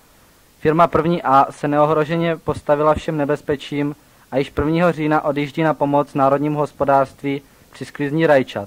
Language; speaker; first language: Czech; native; Czech